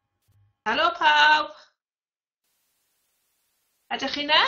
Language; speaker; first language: Welsh; non-native, fluent; English